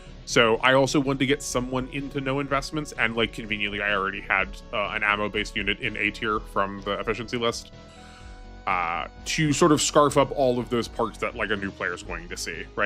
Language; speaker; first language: English; native; English